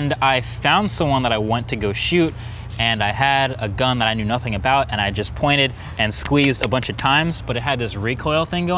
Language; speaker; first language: English; native; English